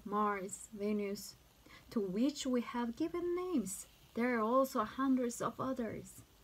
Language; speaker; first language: English; non-native, fluent; Turkish